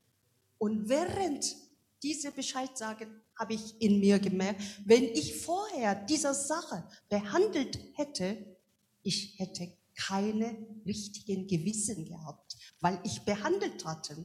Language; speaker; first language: German; non-native, learner; Korean